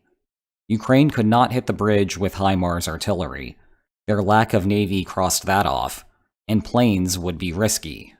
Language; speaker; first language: English; native; English